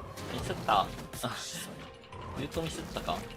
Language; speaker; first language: Japanese; native; Japanese